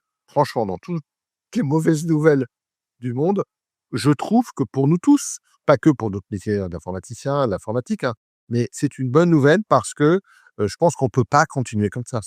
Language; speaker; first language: French; native; French